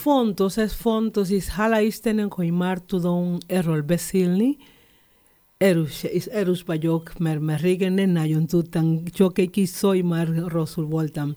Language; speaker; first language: Hungarian; non-native, learner; Spanish